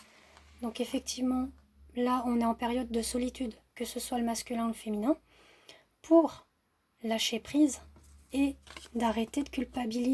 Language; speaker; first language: French; native; French